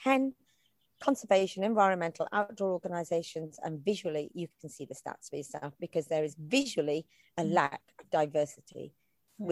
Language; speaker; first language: English; native; English